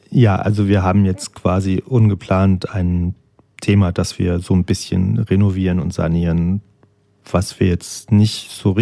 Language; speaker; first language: German; native; German